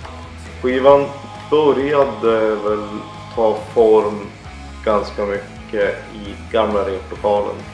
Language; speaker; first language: Swedish; native; Swedish